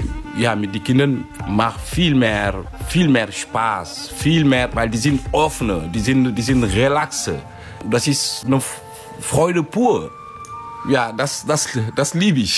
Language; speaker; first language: German; non-native, fluent; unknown